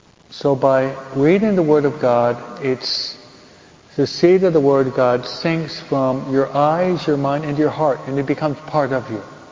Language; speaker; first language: English; native; English